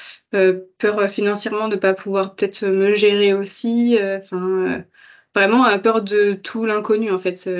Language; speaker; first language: French; native; French